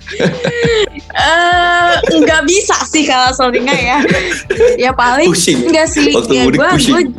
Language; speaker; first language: Indonesian; native; Indonesian